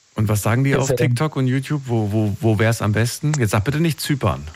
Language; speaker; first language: German; native; German